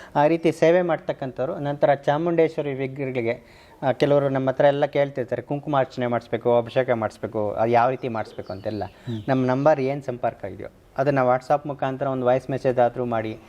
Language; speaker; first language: Kannada; native; Kannada